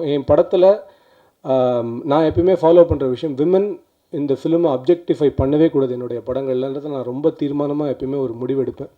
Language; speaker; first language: Tamil; native; Tamil